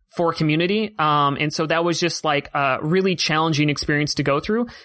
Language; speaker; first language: English; native; English